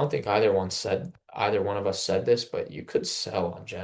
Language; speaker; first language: English; native; English